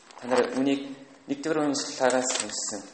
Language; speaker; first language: Mongolian; non-native, fluent; Korean